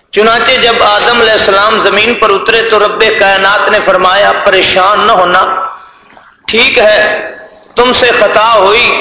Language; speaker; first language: Urdu; non-native, local second language; Punjabi